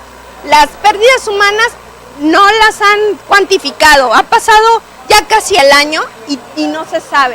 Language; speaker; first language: Spanish; native; Spanish